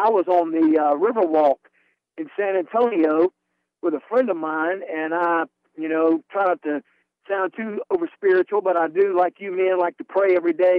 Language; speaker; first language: English; native; English